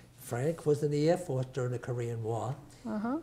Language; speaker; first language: English; early bilingual, other home language; Italian